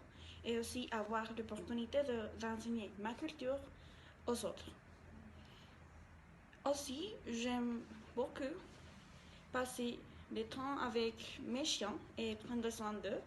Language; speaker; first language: French; non-native, learner; Spanish